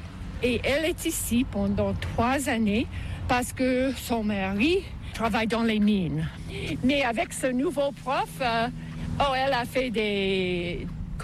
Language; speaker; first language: French; non-native, local second language; English